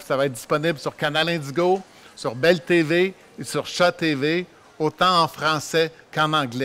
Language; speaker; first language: French; native; French